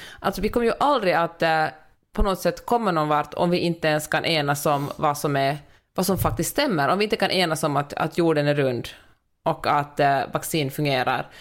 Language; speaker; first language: Swedish; native; Swedish